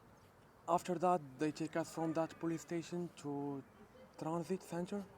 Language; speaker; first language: English; non-native, learner; Arabic